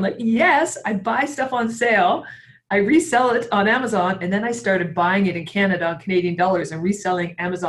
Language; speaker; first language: English; native; English